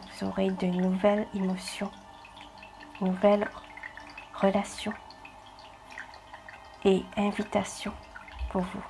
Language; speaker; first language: French; non-native, fluent; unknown